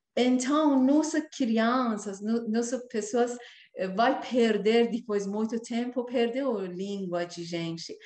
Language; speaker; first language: Portuguese; non-native, learner; Persian